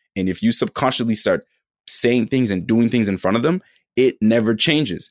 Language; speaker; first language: English; native; English